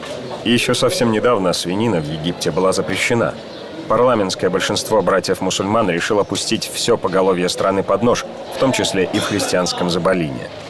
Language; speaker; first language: Russian; native; Russian